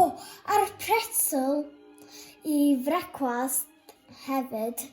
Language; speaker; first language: Welsh; non-native, local second language; English